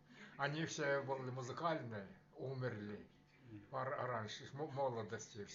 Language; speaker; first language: Russian; non-native, local second language; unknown